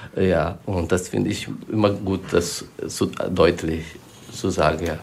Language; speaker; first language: German; non-native, fluent; Portuguese